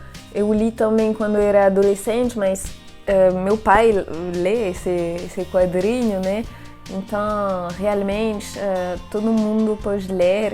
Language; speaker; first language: Portuguese; non-native, fluent; French